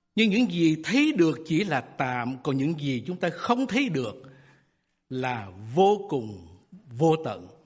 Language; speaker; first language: Vietnamese; native; Vietnamese